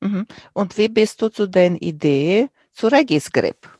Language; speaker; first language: German; non-native, fluent; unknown